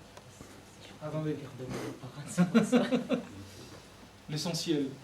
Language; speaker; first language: French; native; French